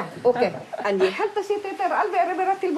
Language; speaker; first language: Icelandic; non-native, learner; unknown